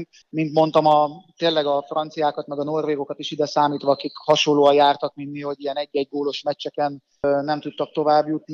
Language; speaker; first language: Hungarian; native; Hungarian